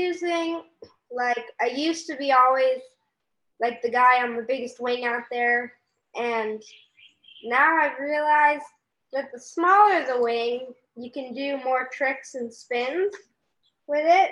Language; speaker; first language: English; native; English